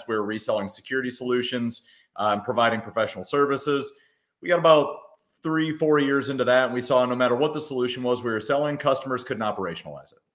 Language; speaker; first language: English; native; English